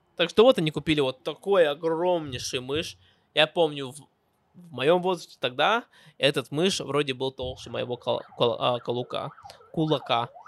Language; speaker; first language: Russian; early bilingual, heritage; Russian